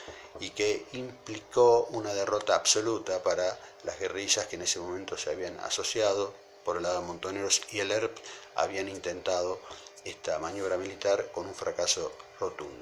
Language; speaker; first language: Spanish; native; Spanish